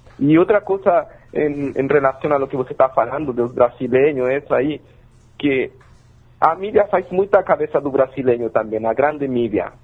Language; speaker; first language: Portuguese; non-native, fluent; Spanish